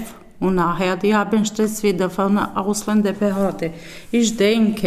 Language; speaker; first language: German; non-native, learner; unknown